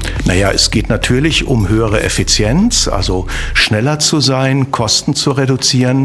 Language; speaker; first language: German; native; German